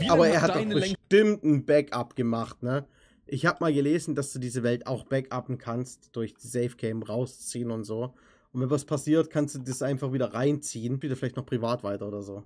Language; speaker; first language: German; native; German